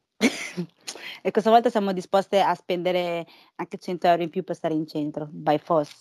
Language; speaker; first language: Italian; early bilingual, heritage; Italian